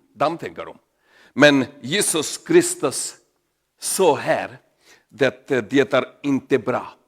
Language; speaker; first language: Swedish; non-native, learner; Urdu